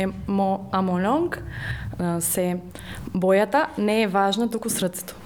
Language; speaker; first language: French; non-native, learner; Macedonian